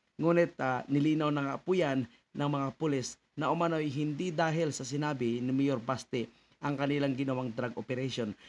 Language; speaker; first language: Filipino; native; Filipino